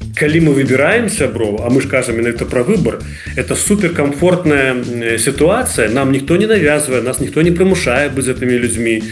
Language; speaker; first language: Belarusian; non-native, local second language; Russian